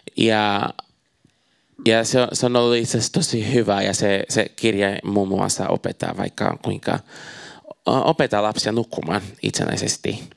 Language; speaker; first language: Finnish; non-native, fluent; Portuguese